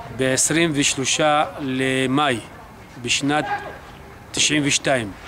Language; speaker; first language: Hebrew; non-native, local second language; Arabic